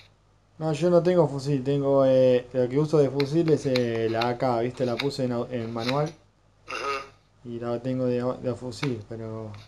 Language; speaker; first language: Spanish; native; Spanish